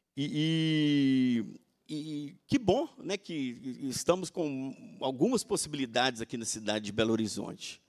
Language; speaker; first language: Portuguese; native; Portuguese